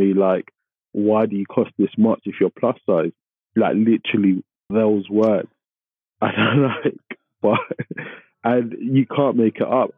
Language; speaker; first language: English; native; English